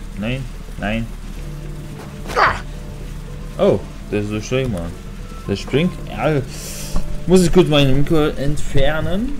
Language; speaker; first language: German; non-native, fluent; Polish